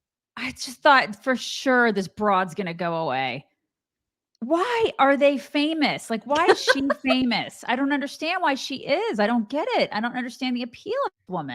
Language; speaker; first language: English; native; English